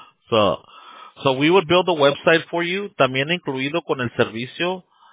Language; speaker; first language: Spanish; early bilingual, heritage; Spanish